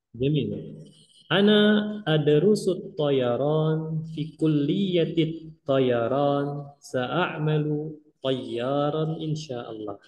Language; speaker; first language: Arabic; non-native, fluent; Indonesian